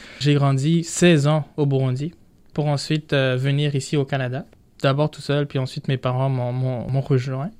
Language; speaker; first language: French; non-native, local second language; Rundi